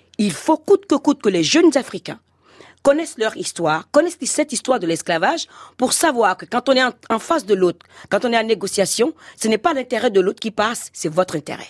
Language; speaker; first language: French; non-native, local second language; Fon